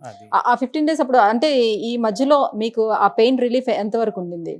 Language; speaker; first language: Telugu; native; Telugu